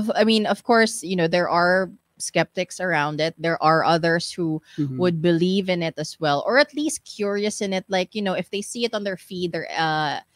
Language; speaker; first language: English; non-native, local second language; Filipino